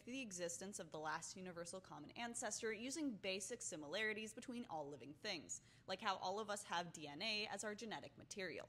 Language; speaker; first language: English; native; English